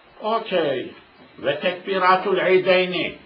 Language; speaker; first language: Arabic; non-native, fluent; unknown